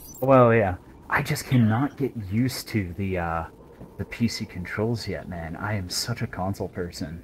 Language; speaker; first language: English; native; English